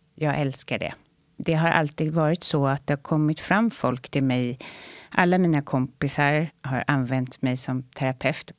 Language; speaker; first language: Swedish; native; Swedish